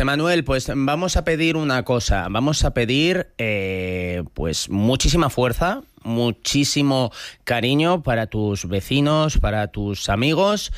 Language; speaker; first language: Spanish; native; Spanish